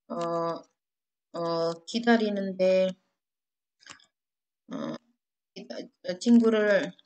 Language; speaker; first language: Korean; non-native, fluent; Indonesian